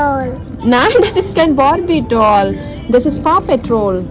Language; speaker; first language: German; non-native, learner; Telugu